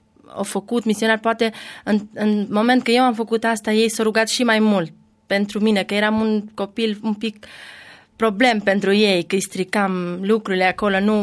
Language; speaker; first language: Romanian; non-native, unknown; Albanian